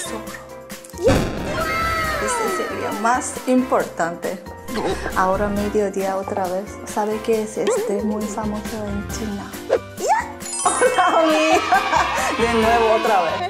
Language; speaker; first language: Spanish; non-native, learner; Korean